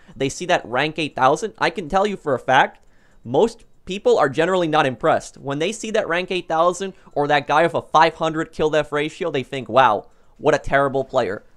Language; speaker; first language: English; native; English